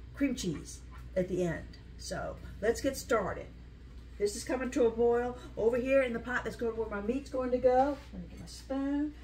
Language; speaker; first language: English; native; English